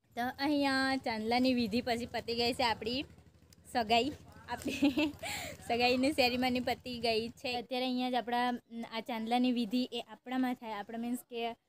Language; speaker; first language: Gujarati; non-native, local second language; Kukna